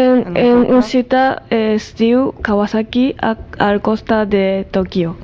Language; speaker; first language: Catalan; non-native, learner; Japanese